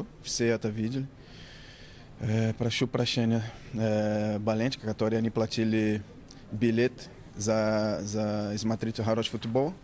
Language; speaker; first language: Russian; non-native, fluent; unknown